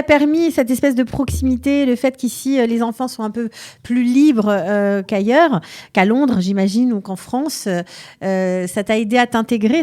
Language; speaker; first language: French; native; French